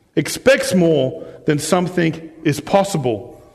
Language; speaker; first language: English; native; English